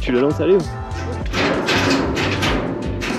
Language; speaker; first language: French; native; French